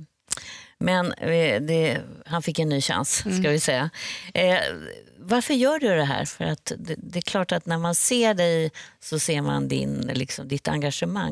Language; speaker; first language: Swedish; native; Swedish